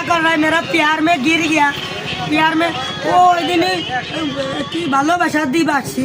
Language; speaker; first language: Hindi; non-native, learner; Bangla